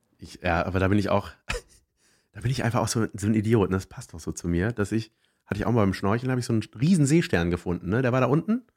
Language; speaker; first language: German; native; German